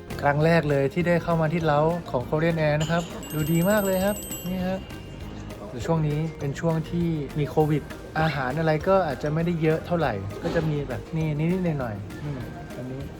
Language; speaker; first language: Thai; native; Thai